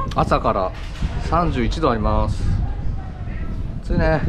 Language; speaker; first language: Japanese; native; Japanese